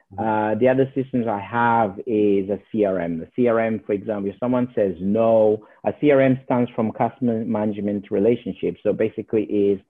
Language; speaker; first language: English; non-native, learner; Portuguese